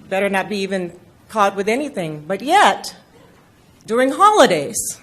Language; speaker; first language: English; non-native, local second language; Filipino